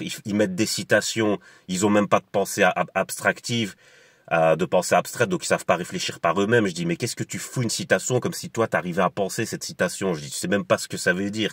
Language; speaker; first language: French; native; French